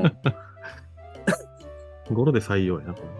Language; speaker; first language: Japanese; native; Japanese